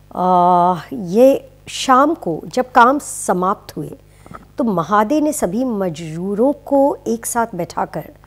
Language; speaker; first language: Hindi; native; Hindi